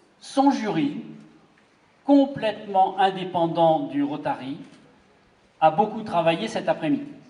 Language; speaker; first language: French; native; French